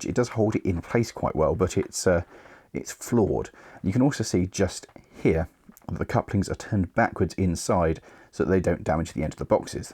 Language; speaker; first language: English; native; English